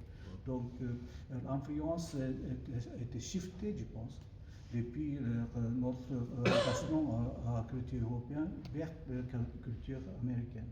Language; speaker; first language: French; non-native, learner; Japanese